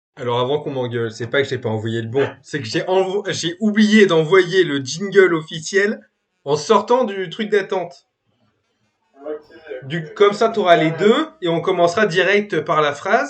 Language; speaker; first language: French; native; French